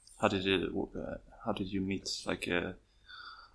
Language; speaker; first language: English; non-native, fluent; Swedish